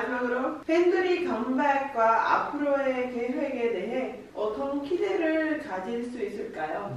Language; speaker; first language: Korean; non-native, learner; Portuguese